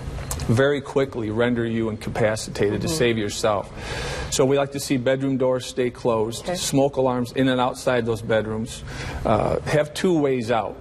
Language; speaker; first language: English; native; English